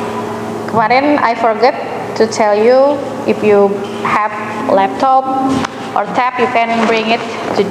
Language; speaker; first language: English; non-native, fluent; Indonesian